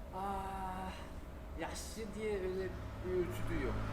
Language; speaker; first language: Turkish; non-native, learner; Korean